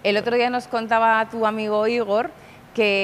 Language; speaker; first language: Spanish; native; Spanish